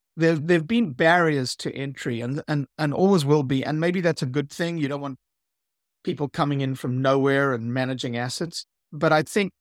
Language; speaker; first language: English; native; English